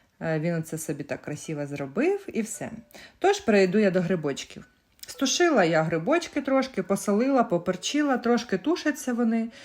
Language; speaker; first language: Ukrainian; native; Ukrainian